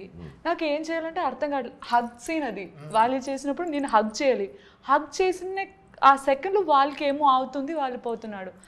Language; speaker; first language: Telugu; non-native, learner; Malayalam